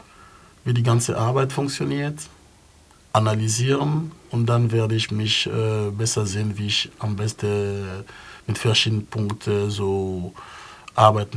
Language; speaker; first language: German; non-native, fluent; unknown